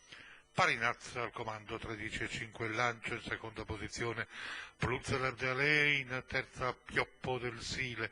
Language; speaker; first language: Italian; native; Italian